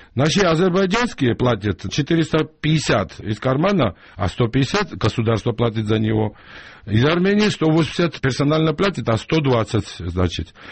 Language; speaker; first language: Russian; non-native, local second language; Georgian